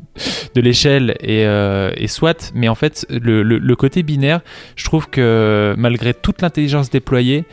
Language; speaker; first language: French; native; French